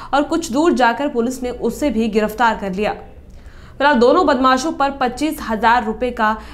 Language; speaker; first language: Hindi; native; Hindi